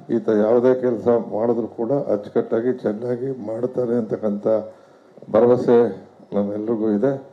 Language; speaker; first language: Kannada; native; Kannada